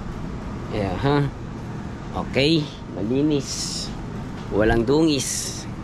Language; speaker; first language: Filipino; native; Filipino